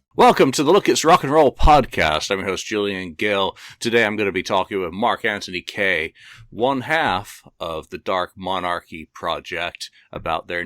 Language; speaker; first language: English; native; English